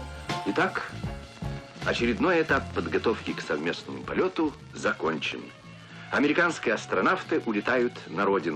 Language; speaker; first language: Russian; native; Russian